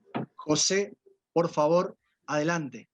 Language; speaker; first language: Spanish; native; Spanish